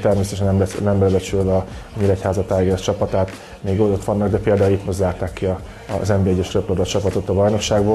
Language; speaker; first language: Hungarian; native; Hungarian